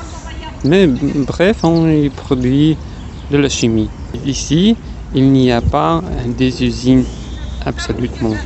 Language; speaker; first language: French; non-native, fluent; Russian